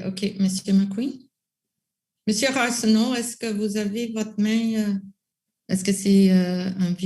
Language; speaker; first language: French; non-native, local second language; English